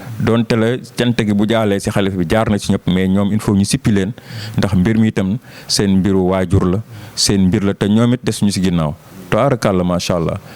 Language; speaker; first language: Wolof; native; Wolof